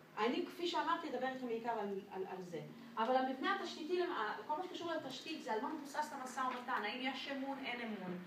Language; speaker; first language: Hebrew; non-native, fluent; French